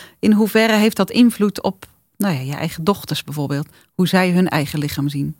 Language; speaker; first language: Dutch; native; Dutch